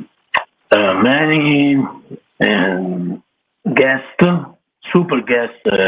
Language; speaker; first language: English; non-native, learner; Italian